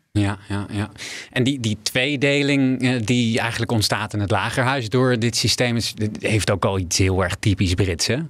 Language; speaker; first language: Dutch; native; Dutch